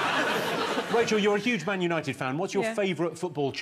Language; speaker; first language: English; native; English